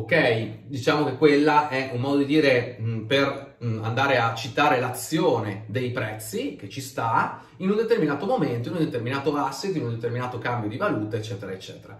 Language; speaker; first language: Italian; native; Italian